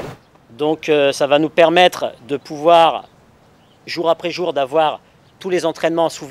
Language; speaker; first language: French; native; French